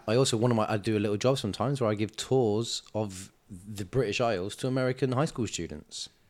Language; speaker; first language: English; native; English